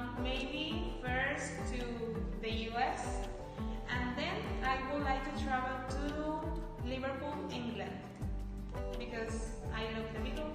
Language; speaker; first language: English; non-native, fluent; Spanish